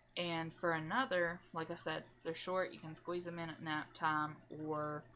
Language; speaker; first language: English; native; English